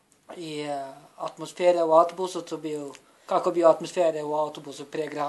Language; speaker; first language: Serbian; non-native, learner; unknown